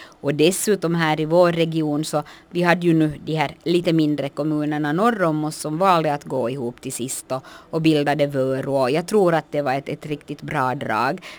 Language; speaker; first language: Swedish; native; Swedish